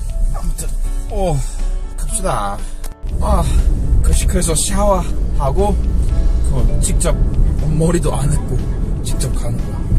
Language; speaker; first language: Korean; non-native, learner; English